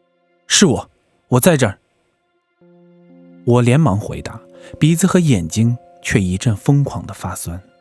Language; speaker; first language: Chinese; native; Chinese